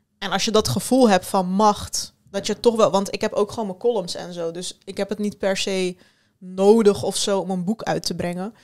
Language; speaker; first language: Dutch; early bilingual, other home language; Turkish